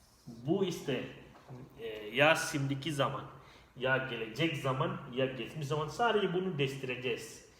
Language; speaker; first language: Turkish; non-native, fluent; Indonesian